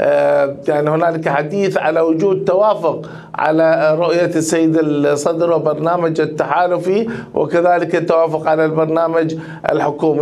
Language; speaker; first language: Arabic; native; Arabic